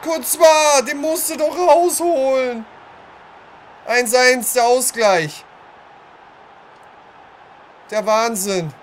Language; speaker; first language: German; native; German